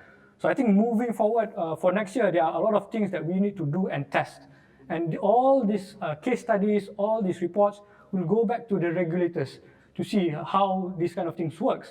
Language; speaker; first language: English; non-native, local second language; Malay